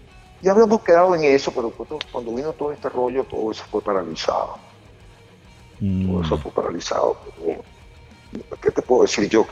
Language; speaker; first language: Spanish; native; Spanish